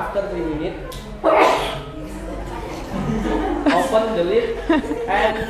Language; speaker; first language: English; non-native, learner; Indonesian